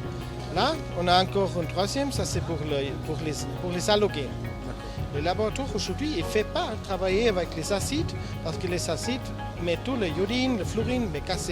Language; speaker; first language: French; non-native, learner; German